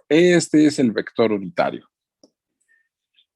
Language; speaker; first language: Spanish; native; Spanish